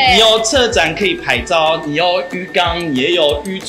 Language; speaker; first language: Chinese; non-native, fluent; French